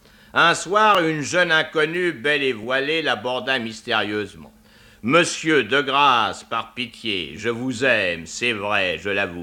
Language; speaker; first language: French; native; French